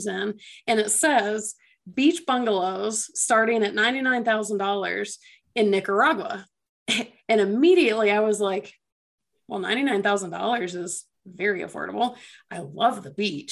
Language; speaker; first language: English; native; English